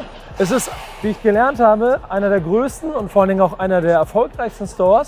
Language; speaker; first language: German; native; German